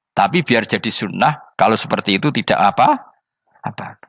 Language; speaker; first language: Malay; non-native, local second language; Javanese